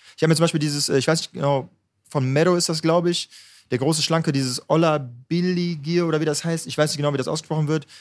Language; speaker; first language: German; native; German